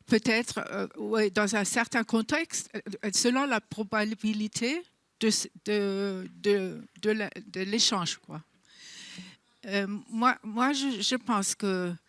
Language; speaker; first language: French; non-native, fluent; German